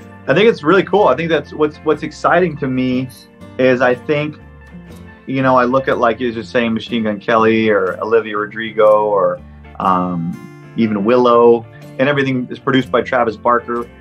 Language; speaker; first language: English; non-native, local second language; French